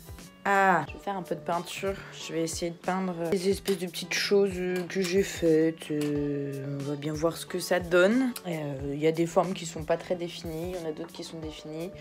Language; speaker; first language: French; native; French